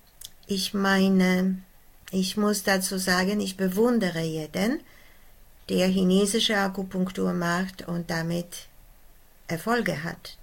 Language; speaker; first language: German; non-native, fluent; Polish